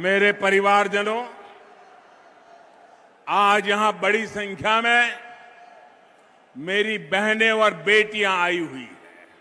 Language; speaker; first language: Hindi; non-native, local second language; Gujarati